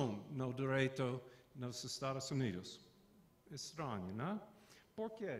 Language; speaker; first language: Portuguese; non-native, fluent; English